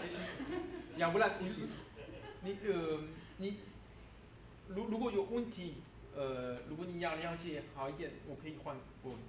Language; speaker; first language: Chinese; non-native, fluent; French